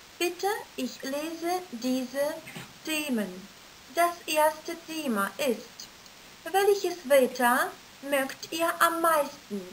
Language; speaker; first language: German; non-native, fluent; Russian